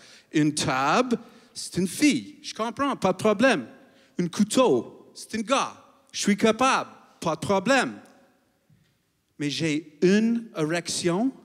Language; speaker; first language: French; non-native, fluent; English